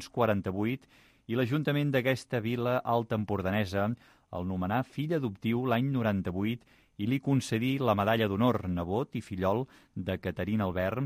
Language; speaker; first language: Catalan; native; Catalan